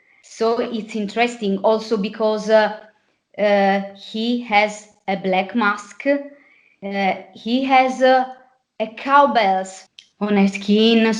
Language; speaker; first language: English; non-native, fluent; Italian